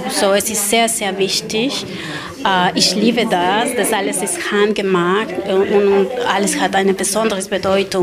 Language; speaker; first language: German; non-native, learner; Spanish